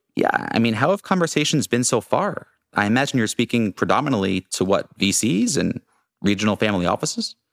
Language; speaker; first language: English; native; English